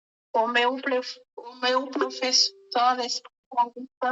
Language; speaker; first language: Portuguese; non-native, learner; Haitian Creole